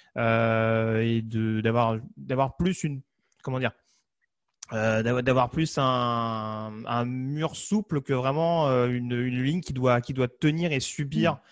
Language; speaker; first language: French; native; French